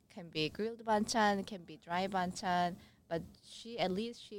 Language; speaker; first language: English; non-native, learner; Korean